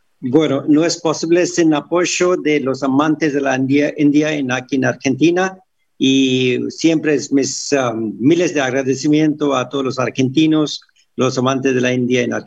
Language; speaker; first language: Spanish; non-native, fluent; Hindi